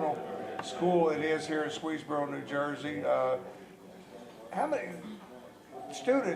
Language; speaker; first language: English; native; English